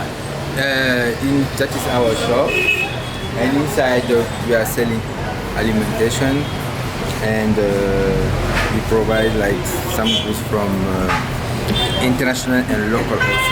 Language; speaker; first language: English; non-native, fluent; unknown